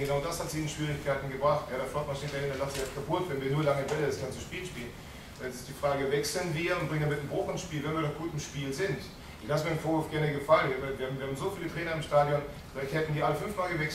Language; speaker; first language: German; native; German